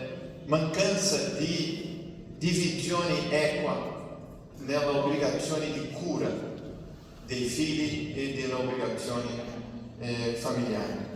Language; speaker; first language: Italian; non-native, fluent; Portuguese